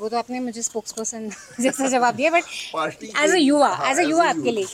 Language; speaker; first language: Hindi; native; Hindi